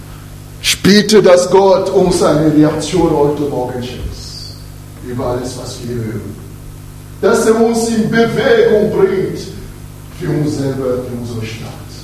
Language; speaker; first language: German; non-native, fluent; French